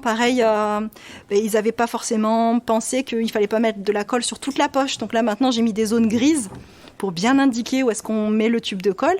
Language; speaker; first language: French; native; French